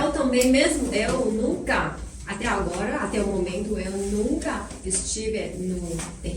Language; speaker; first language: Portuguese; non-native, fluent; Chinese